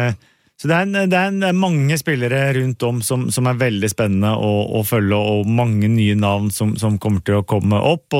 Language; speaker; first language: Norwegian; native; Norwegian